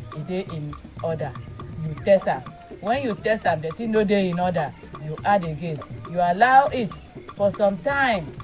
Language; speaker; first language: Nigerian Pidgin; non-native, local second language; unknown